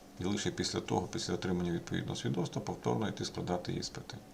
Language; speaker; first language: Ukrainian; native; Ukrainian